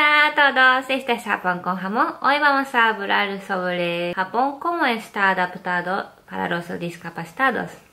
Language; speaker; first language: Spanish; non-native, fluent; Japanese